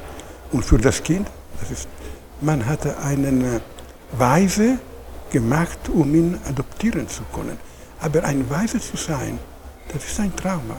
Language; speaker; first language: German; non-native, fluent; Italian